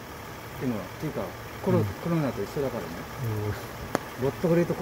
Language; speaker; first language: Japanese; native; Japanese